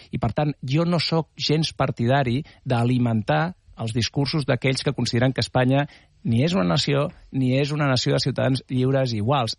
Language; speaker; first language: Catalan; non-native, local second language; Spanish